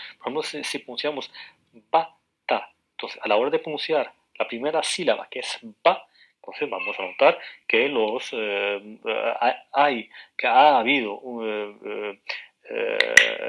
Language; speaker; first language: Spanish; non-native, fluent; Arabic